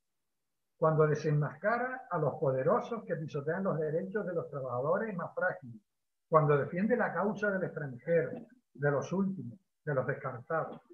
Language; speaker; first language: Spanish; native; Spanish